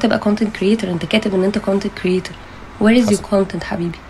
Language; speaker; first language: Arabic; native; Arabic